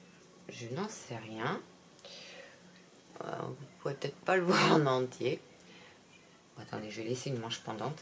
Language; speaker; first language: French; native; French